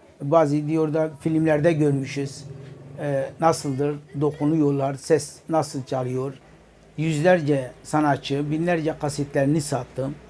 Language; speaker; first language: Turkish; non-native, local second language; Kurdish